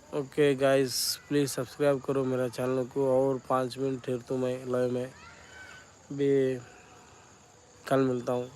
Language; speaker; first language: Hindi; non-native, local second language; Kannada